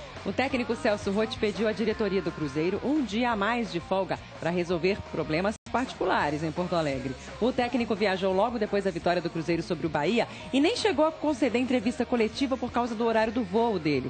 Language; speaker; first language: Portuguese; native; Portuguese